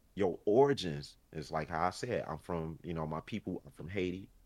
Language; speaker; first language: English; early bilingual, other home language; Haitian Creole